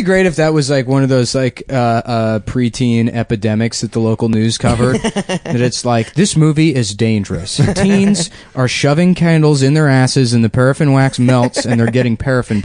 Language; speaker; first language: English; native; English